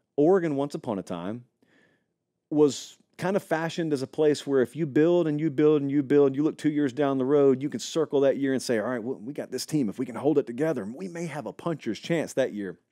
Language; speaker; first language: English; native; English